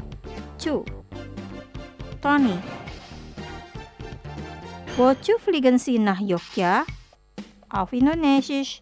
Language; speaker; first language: German; non-native, fluent; Indonesian